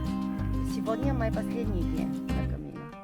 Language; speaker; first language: Russian; non-native, learner; Bulgarian